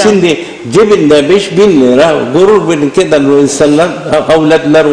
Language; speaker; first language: Turkish; non-native, learner; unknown